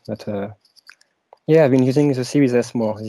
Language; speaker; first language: English; non-native, fluent; French